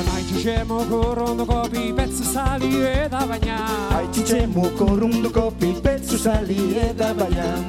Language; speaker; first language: Spanish; non-native, local second language; Basque